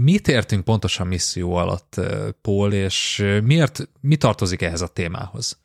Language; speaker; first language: Hungarian; native; Hungarian